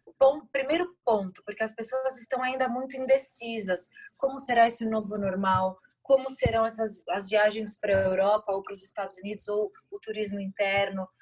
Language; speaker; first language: Portuguese; native; Portuguese